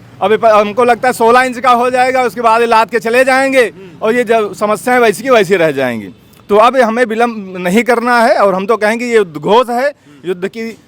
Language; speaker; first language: Hindi; native; Hindi